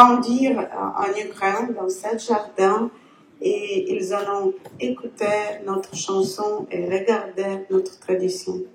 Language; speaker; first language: French; non-native, learner; Ukrainian